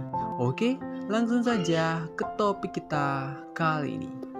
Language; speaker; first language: Indonesian; native; Indonesian